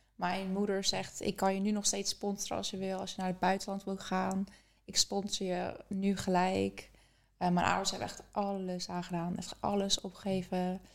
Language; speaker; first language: Dutch; early bilingual, other home language; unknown